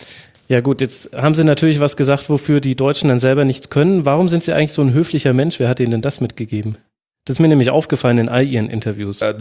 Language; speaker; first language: German; native; German